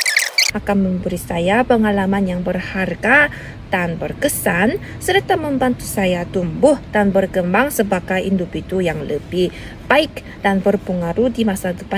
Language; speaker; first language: Indonesian; non-native, learner; Korean